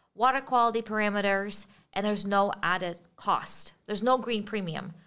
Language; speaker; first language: English; early bilingual, other home language; Russian